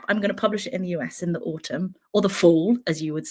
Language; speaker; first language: English; native; English